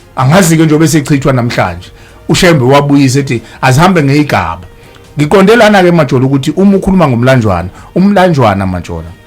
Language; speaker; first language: Zulu; native; Zulu